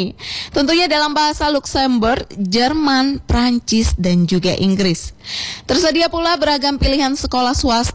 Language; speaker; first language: Indonesian; native; Indonesian